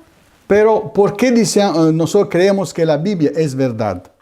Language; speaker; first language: Spanish; non-native, fluent; Italian